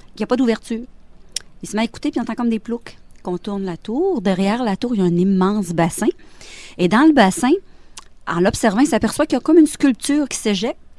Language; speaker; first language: French; native; French